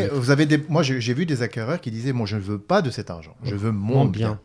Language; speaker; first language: French; non-native, local second language; Arabic